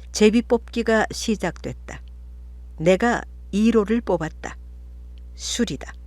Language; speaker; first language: Korean; native; Korean